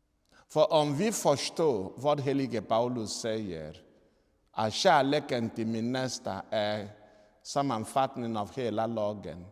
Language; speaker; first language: Swedish; non-native, fluent; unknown